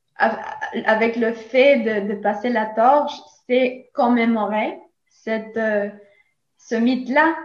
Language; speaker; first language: French; non-native, fluent; Spanish